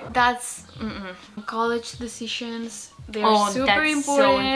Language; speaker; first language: English; non-native, fluent; Spanish